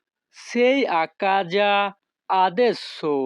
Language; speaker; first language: Italian; non-native, fluent; Bangla